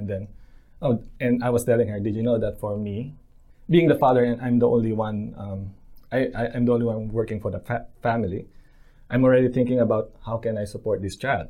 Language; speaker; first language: English; non-native, local second language; Filipino